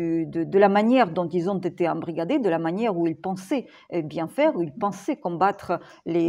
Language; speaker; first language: French; non-native, fluent; Ukrainian